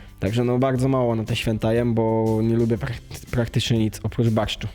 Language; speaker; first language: Polish; native; Polish